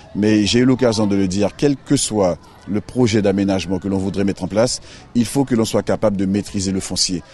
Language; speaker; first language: French; native; French